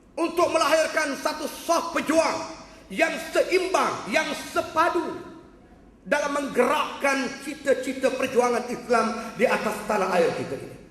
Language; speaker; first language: Malay; native; Malay